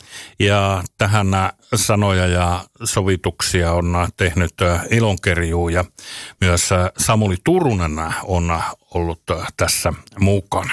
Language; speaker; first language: Finnish; native; Finnish